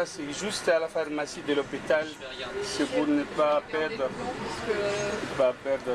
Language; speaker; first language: French; non-native, fluent; Arabic